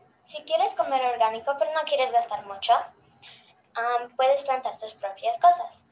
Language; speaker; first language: Spanish; early bilingual, heritage; Spanish